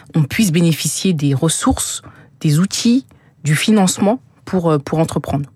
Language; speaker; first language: French; native; French